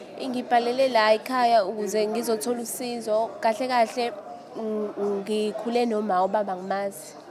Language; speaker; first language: Zulu; native; Zulu